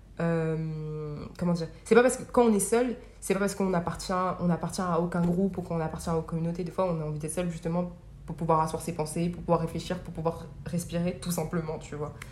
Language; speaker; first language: French; native; French